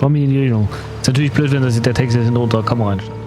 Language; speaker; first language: German; native; German